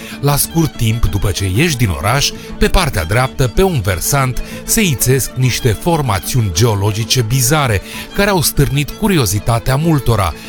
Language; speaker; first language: Romanian; native; Romanian